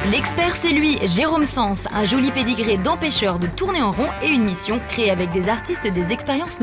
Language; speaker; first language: French; native; French